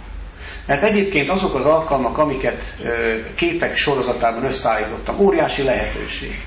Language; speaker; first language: Hungarian; native; Hungarian